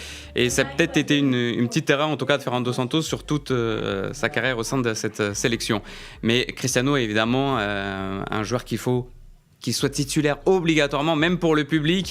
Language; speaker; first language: French; native; French